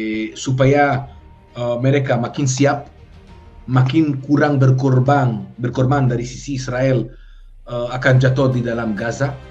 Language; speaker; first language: Indonesian; non-native, fluent; Hebrew